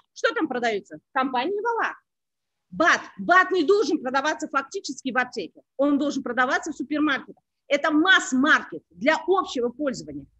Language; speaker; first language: Russian; non-native, local second language; Uzbek